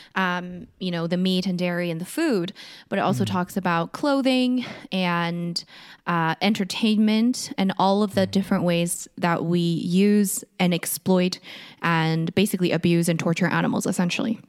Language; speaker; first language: English; early bilingual, other home language; Korean